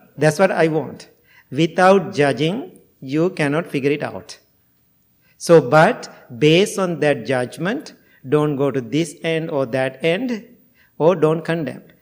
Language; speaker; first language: English; non-native, fluent; Sinhala